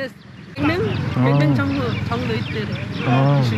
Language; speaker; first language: Korean; non-native, learner; Nepali